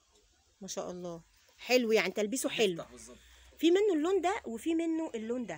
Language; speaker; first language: Arabic; native; Arabic